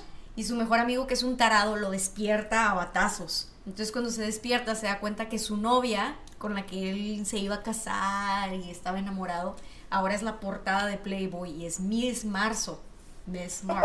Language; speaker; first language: Spanish; native; Spanish